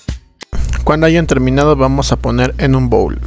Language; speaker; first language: Spanish; native; Spanish